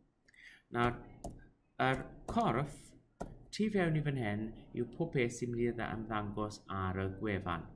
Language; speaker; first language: Welsh; non-native, local second language; English